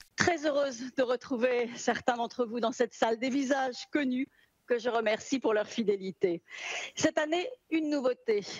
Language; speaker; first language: French; native; French